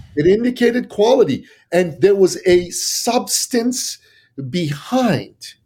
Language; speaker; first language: English; early bilingual, other home language; Persian